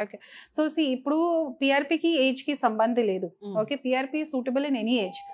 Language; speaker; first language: Telugu; non-native, fluent; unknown